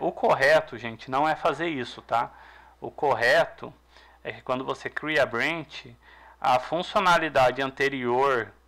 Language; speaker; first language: Portuguese; native; Portuguese